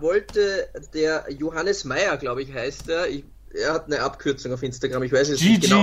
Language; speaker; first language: German; native; German